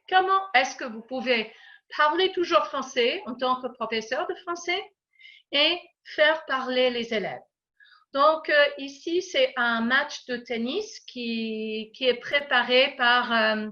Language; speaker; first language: French; non-native, fluent; English